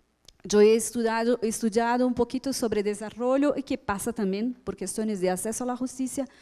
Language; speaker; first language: Spanish; non-native, fluent; Portuguese